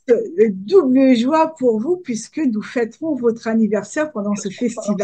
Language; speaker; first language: French; native; French